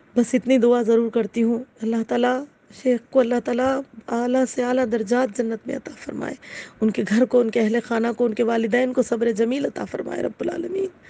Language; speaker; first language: Urdu; native; Urdu